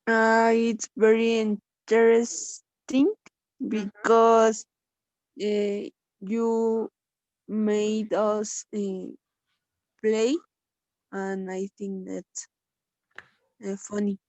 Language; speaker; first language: English; non-native, fluent; Spanish